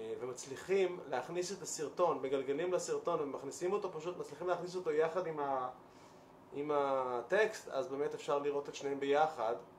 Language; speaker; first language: Hebrew; native; Hebrew